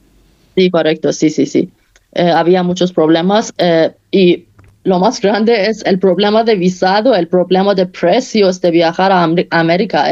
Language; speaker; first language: Spanish; non-native, fluent; Persian